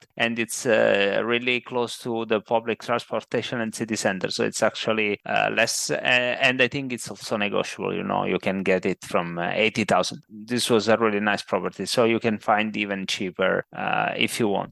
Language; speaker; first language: English; non-native, fluent; Italian